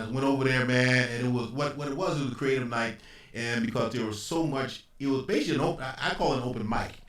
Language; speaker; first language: English; native; English